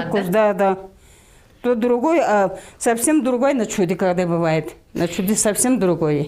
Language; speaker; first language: Russian; non-native, local second language; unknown